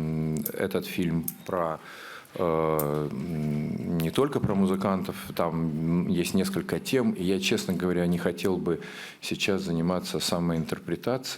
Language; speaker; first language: Russian; native; Russian